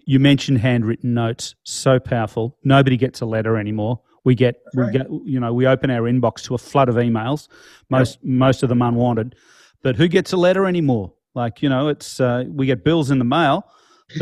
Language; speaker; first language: English; native; English